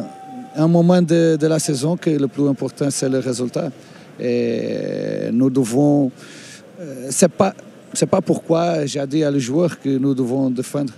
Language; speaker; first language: French; non-native, learner; Portuguese